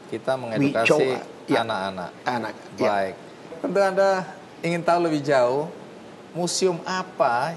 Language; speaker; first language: Indonesian; native; Indonesian